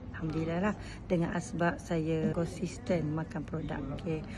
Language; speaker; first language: Malay; native; Malay